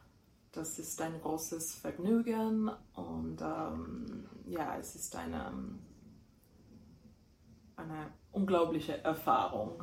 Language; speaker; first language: German; non-native, fluent; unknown